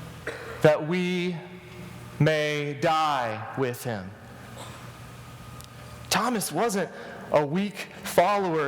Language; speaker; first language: English; native; English